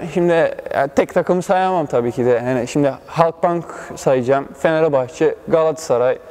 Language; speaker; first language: Turkish; early bilingual, other home language; Bosnian